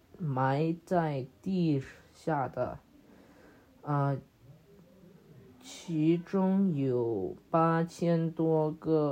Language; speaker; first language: Chinese; early bilingual, heritage; Chinese